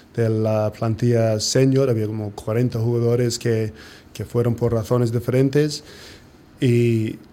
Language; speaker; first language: Spanish; non-native, fluent; English